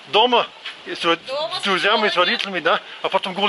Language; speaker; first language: Russian; non-native, learner; English